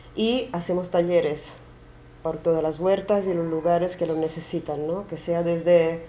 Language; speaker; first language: Spanish; non-native, fluent; Italian